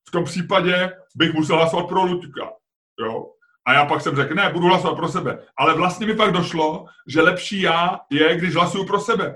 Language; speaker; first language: Czech; native; Czech